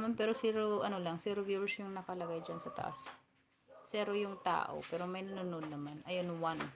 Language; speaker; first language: Filipino; non-native, local second language; Waray